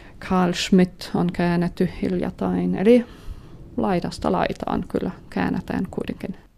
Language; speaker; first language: Finnish; non-native, fluent; German